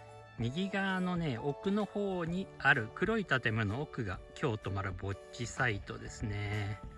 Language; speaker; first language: Japanese; native; Japanese